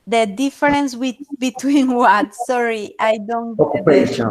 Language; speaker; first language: English; non-native, fluent; Spanish